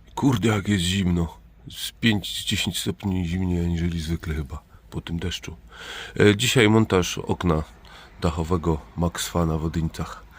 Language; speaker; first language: Polish; native; Polish